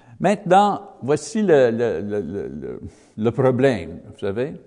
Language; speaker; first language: French; non-native, learner; English